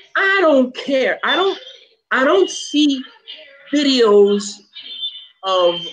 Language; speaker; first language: English; native; English